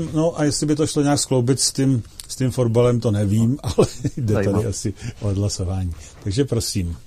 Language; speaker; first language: Czech; native; Czech